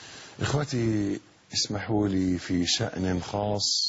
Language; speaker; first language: Arabic; native; Arabic